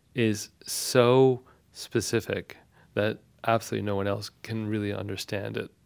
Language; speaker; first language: English; non-native, fluent; Armenian